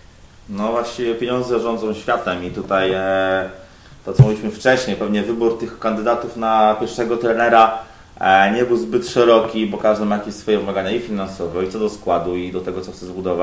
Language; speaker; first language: Polish; native; Polish